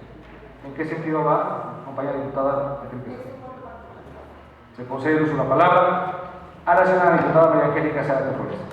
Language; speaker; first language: Spanish; native; Spanish